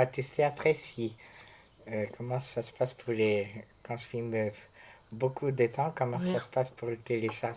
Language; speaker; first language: French; native; French